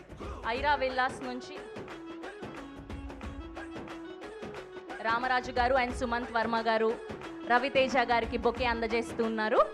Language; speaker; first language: Telugu; native; Telugu